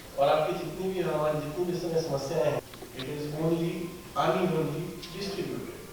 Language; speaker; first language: Hindi; native; Hindi